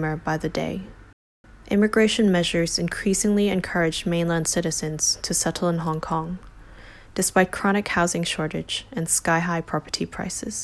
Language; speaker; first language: English; non-native, local second language; Cantonese